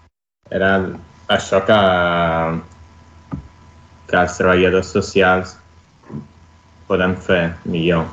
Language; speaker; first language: Catalan; non-native, learner; Italian